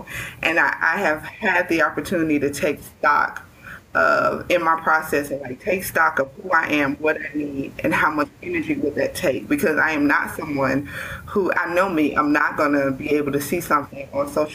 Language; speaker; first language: English; native; English